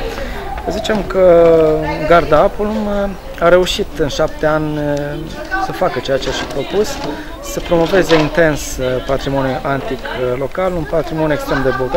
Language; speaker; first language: Romanian; native; Romanian